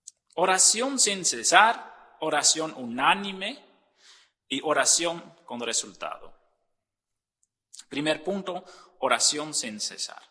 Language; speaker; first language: Spanish; non-native, fluent; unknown